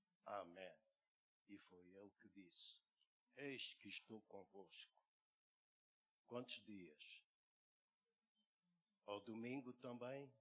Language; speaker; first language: Portuguese; native; Portuguese